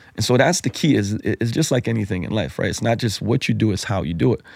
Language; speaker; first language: English; non-native, fluent; Slovenian